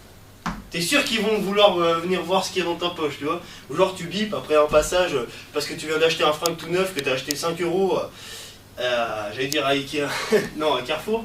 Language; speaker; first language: French; native; French